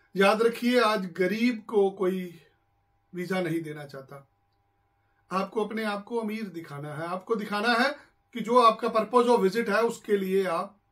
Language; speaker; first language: Hindi; non-native, local second language; Punjabi